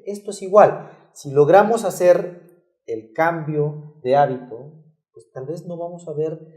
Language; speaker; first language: Spanish; native; Spanish